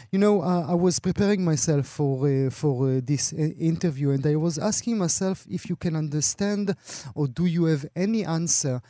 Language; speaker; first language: English; non-native, fluent; Hebrew